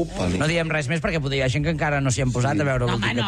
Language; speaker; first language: Catalan; native; Catalan